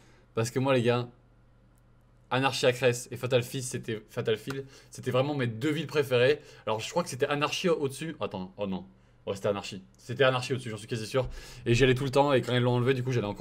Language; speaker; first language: French; native; French